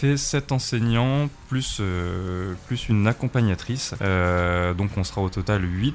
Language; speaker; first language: French; native; French